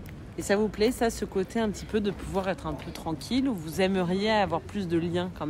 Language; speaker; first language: French; native; French